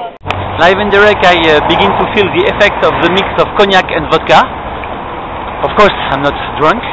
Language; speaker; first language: English; non-native, fluent; French